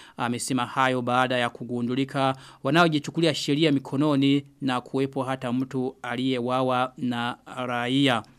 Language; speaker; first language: Swahili; non-native, local second language; Rundi